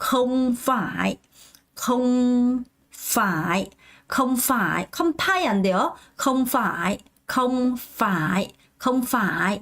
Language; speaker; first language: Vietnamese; non-native, fluent; Korean